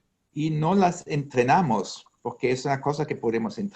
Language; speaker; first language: Portuguese; non-native, learner; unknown